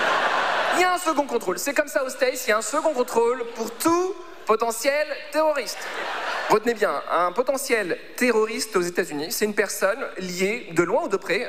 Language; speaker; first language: French; early bilingual, other home language; Arabic